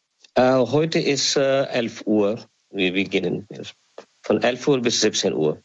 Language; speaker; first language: German; non-native, learner; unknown